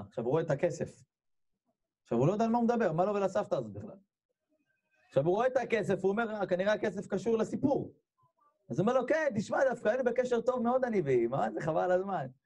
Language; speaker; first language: Hebrew; native; Hebrew